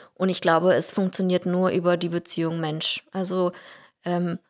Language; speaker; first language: German; early bilingual, other home language; Russian